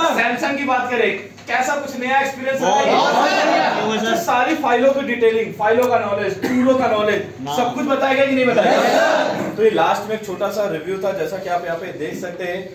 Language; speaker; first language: Hindi; native; Hindi